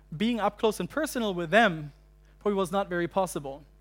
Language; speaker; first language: English; non-native, fluent; German